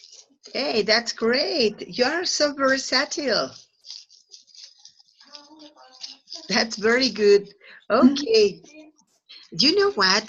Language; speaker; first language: English; non-native, fluent; Spanish